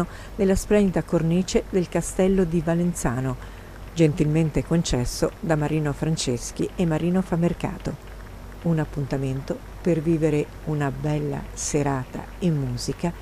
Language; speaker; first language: Italian; native; Italian